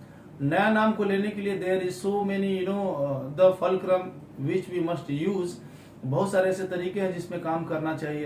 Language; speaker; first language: Hindi; native; Hindi